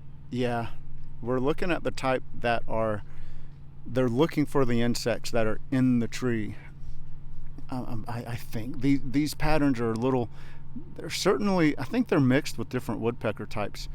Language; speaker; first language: English; native; English